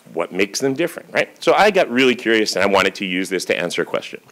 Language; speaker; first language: English; native; English